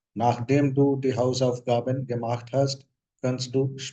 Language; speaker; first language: German; non-native, fluent; Hindi